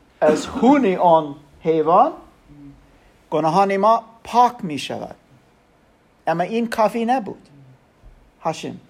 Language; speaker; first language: Persian; non-native, learner; German